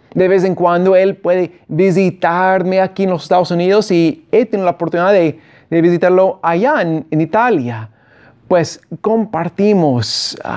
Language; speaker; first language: Spanish; non-native, fluent; English